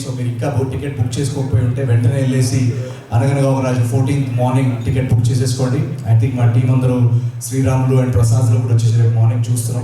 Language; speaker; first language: Telugu; native; Telugu